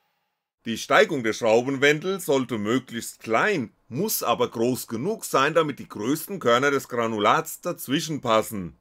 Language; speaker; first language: German; native; German